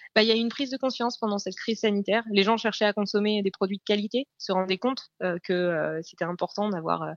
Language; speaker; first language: French; native; French